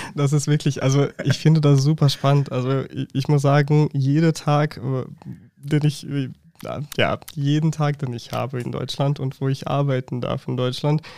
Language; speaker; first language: German; non-native, fluent; Russian